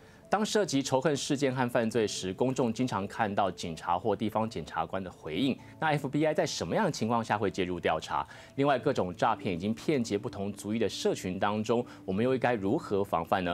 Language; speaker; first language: Chinese; native; Chinese